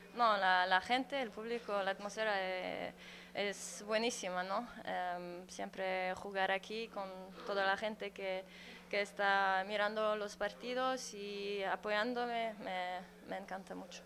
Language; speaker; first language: Spanish; non-native, fluent; French